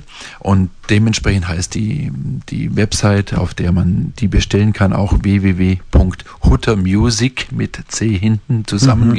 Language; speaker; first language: German; native; German